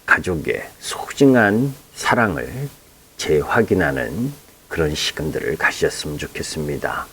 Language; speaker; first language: Korean; native; Korean